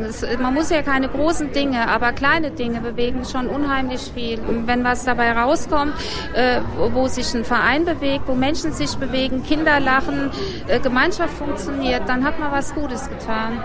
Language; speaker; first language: German; native; German